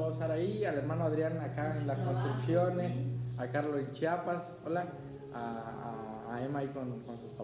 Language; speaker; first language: Spanish; native; Spanish